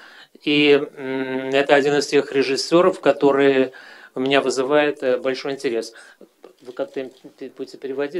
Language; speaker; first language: Russian; native; Russian